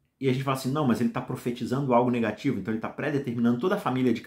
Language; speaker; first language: Portuguese; native; Portuguese